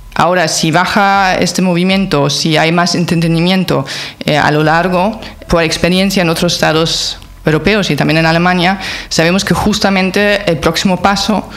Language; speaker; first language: Spanish; non-native, fluent; German